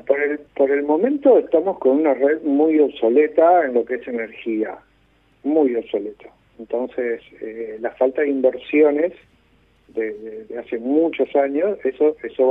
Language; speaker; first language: Spanish; native; Spanish